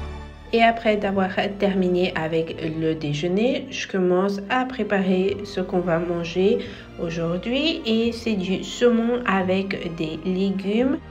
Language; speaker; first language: French; non-native, fluent; Spanish